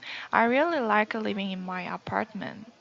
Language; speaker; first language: English; non-native, learner; Korean